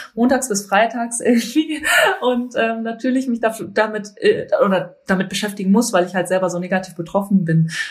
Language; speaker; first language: German; native; German